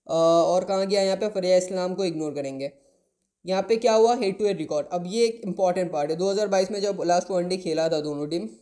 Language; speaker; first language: Hindi; non-native, local second language; Bangla